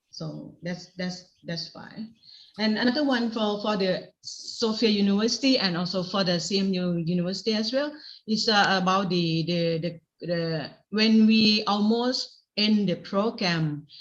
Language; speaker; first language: English; non-native, fluent; Thai